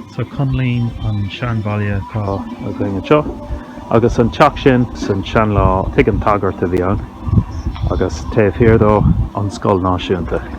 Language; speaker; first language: Irish; non-native, local second language; English